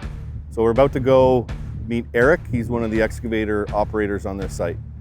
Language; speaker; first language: English; native; English